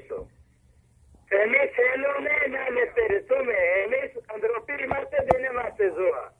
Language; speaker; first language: Greek; non-native, learner; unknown